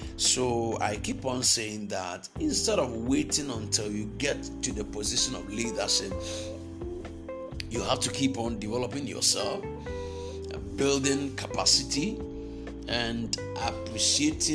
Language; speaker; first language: English; non-native, local second language; Akan